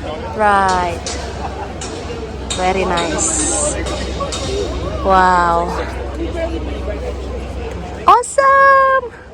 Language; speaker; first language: English; non-native, fluent; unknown